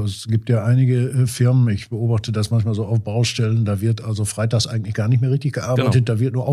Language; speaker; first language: German; native; German